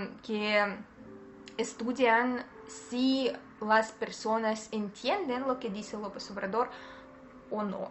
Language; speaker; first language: Spanish; non-native, fluent; Russian